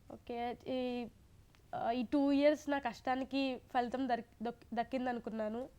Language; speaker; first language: Telugu; native; Telugu